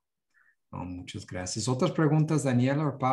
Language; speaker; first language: Spanish; non-native, fluent; English